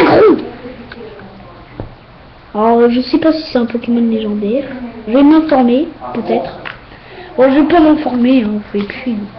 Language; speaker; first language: French; native; French